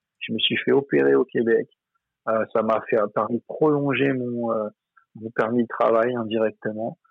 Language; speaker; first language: French; native; French